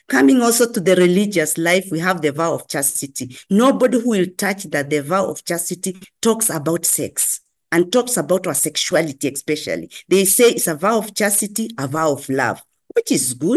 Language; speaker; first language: English; non-native, local second language; Kikuyu